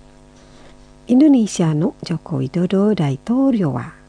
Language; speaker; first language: Japanese; non-native, fluent; Indonesian